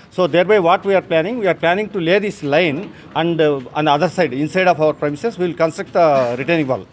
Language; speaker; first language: English; non-native, local second language; Telugu